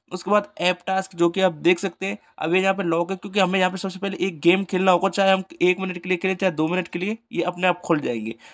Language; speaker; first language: Hindi; native; Hindi